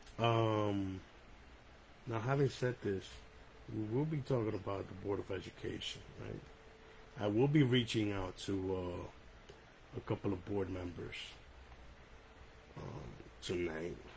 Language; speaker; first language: English; early bilingual, other home language; Spanish